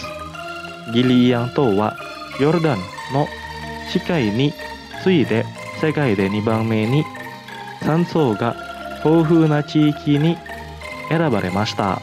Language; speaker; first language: Japanese; non-native, fluent; Indonesian